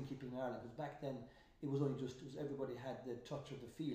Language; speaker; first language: English; native; English